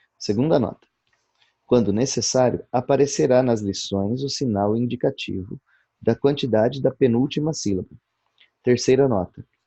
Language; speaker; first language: Portuguese; native; Portuguese